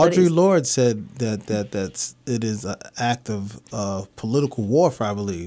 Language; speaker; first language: English; native; English